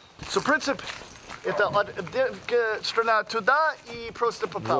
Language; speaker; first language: Russian; non-native, learner; English